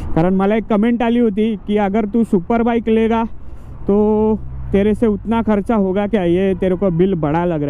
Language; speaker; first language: Hindi; non-native, local second language; Marathi